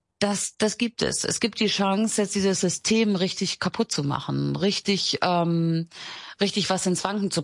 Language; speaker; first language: German; native; German